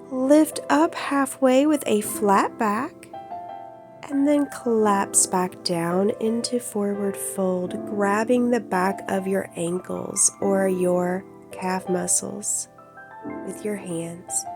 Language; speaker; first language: English; native; English